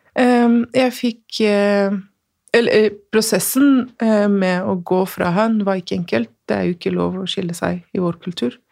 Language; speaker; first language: Norwegian; non-native, fluent; Persian